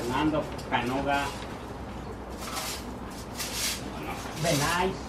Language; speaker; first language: Spanish; non-native, learner; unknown